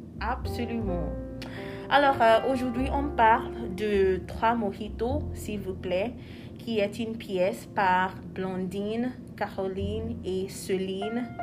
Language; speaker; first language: French; non-native, learner; English